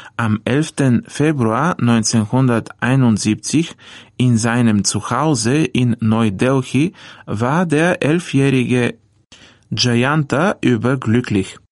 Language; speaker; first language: German; non-native, fluent; Bulgarian